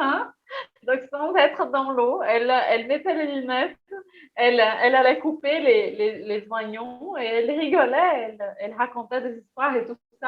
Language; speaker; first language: French; non-native, fluent; Portuguese